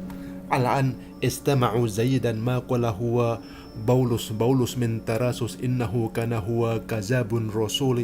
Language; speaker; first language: Arabic; non-native, learner; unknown